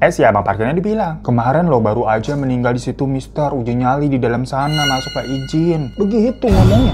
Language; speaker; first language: Indonesian; native; Indonesian